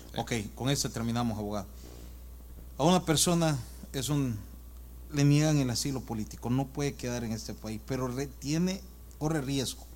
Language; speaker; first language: Spanish; native; Spanish